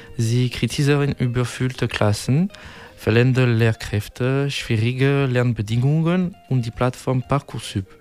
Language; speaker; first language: German; non-native, fluent; French